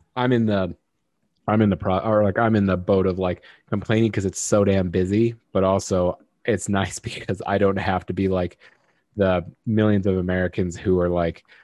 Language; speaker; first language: English; native; English